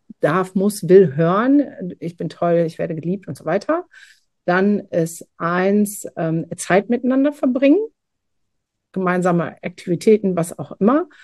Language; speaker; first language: German; native; German